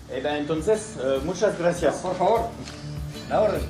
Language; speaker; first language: Spanish; non-native, learner; French